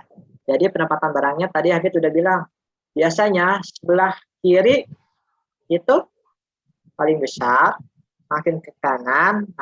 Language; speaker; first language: Indonesian; native; Indonesian